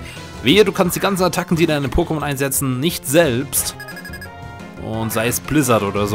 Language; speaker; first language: German; native; German